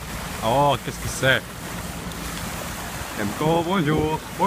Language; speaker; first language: French; non-native, learner; Dutch